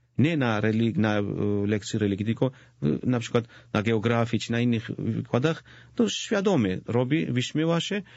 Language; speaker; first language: Polish; non-native, fluent; Georgian